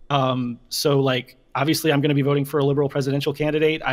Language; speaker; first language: English; native; English